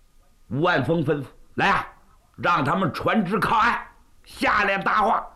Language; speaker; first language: Chinese; native; Chinese